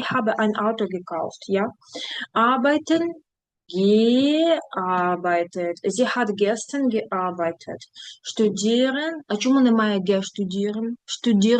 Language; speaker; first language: German; non-native, fluent; Ukrainian